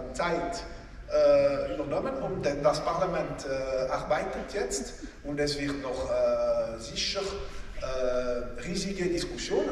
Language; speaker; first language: German; non-native, local second language; French